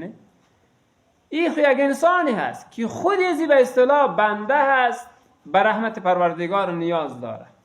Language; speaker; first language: Persian; native; Persian